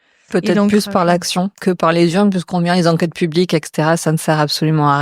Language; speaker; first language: French; native; French